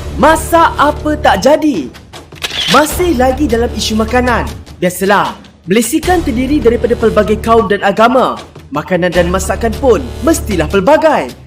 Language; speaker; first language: Malay; native; Malay